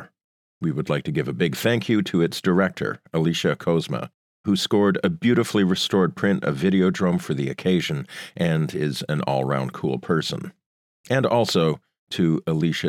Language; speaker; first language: English; native; English